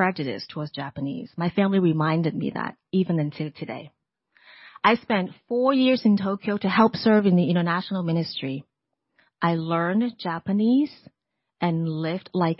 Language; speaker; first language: English; non-native, local second language; Cantonese